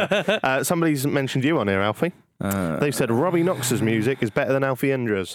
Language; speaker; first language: English; native; English